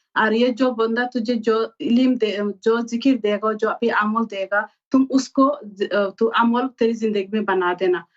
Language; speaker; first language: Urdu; non-native, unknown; Bangla